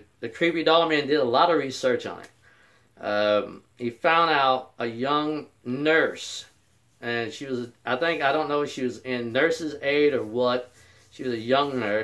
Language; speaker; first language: English; native; English